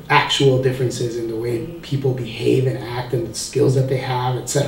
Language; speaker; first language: English; early bilingual, other home language; Spanish